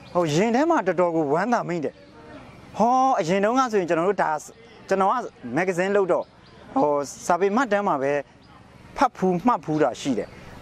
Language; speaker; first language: Burmese; non-native, local second language; Karen languages